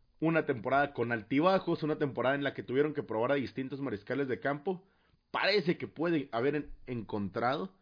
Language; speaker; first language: Spanish; native; Spanish